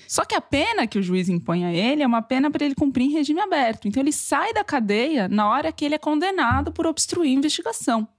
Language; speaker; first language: Portuguese; native; Portuguese